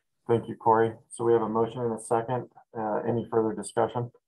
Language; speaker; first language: English; native; English